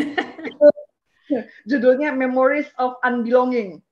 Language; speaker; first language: Indonesian; native; Indonesian